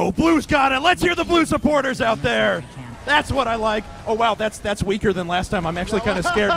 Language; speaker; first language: English; native; English